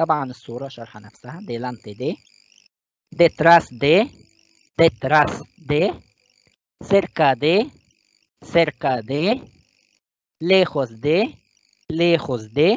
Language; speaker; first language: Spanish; non-native, fluent; Arabic